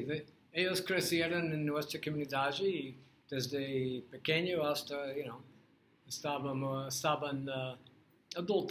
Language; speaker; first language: Portuguese; non-native, learner; English